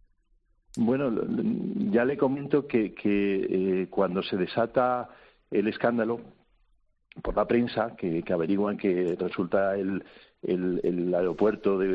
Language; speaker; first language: Spanish; native; Spanish